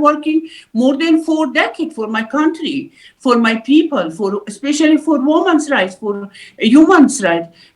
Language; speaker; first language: English; non-native, learner; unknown